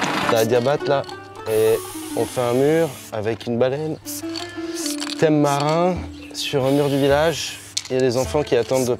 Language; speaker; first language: French; native; French